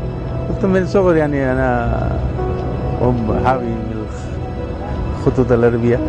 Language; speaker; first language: Arabic; non-native, fluent; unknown